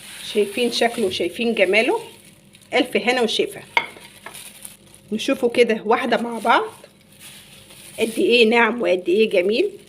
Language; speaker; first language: Arabic; native; Arabic